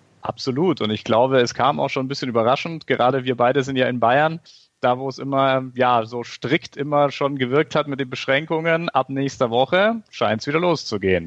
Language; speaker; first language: German; native; German